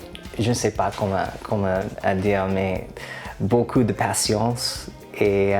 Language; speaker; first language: French; non-native, learner; English